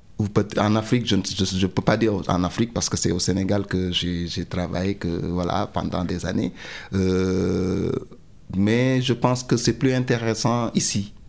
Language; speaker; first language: French; non-native, local second language; Wolof